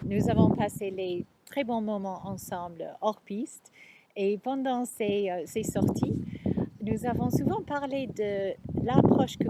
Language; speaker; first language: French; non-native, fluent; English